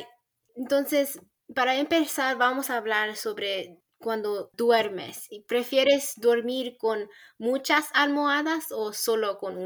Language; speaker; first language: Spanish; non-native, learner; English